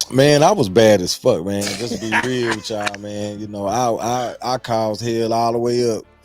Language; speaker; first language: English; native; English